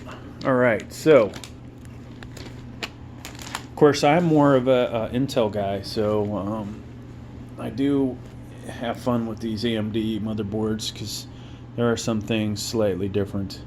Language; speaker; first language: English; native; English